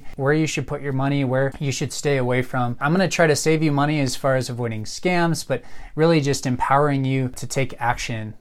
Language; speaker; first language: English; native; English